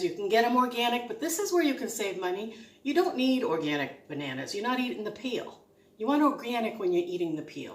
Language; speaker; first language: English; native; English